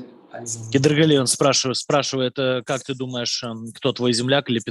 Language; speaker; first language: Russian; native; Russian